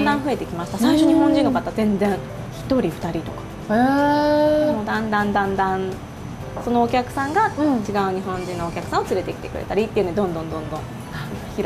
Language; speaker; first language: Japanese; native; Japanese